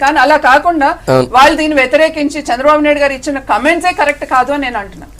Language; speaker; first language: Telugu; native; Telugu